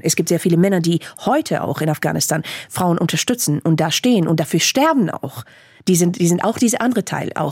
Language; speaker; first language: German; non-native, fluent; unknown